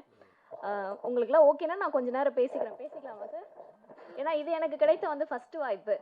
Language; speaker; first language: Tamil; native; Tamil